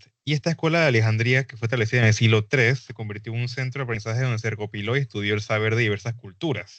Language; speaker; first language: Spanish; native; Spanish